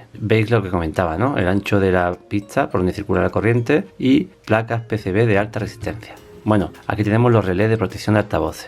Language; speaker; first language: Spanish; native; Spanish